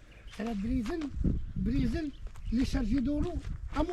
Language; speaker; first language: French; non-native, local second language; Arabic